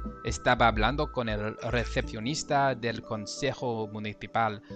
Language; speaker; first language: Spanish; non-native, learner; English